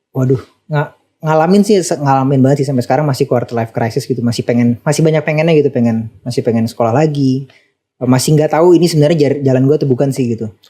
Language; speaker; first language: Indonesian; native; Indonesian